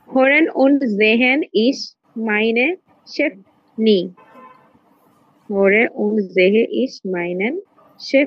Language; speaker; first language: German; non-native, learner; Bangla